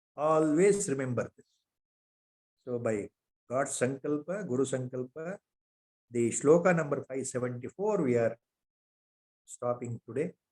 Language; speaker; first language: English; non-native, local second language; Kannada